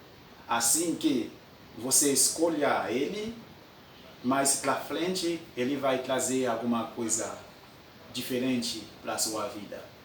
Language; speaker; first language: Portuguese; non-native, fluent; French